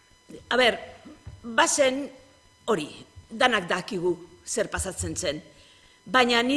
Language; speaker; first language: Basque; non-native, local second language; Spanish